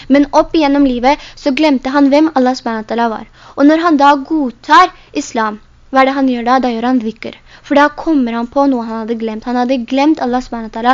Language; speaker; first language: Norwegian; early bilingual, other home language; Urdu